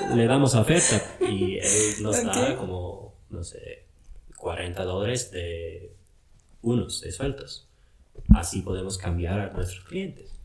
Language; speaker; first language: Spanish; non-native, fluent; English